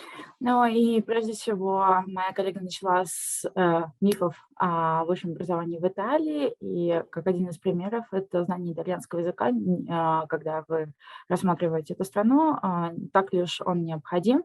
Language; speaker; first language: Russian; native; Russian